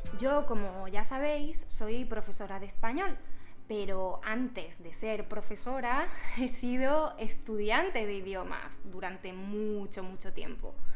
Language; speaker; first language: Spanish; native; Spanish